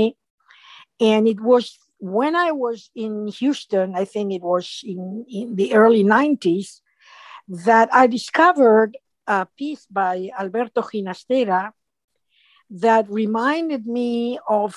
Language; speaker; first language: English; non-native, fluent; Spanish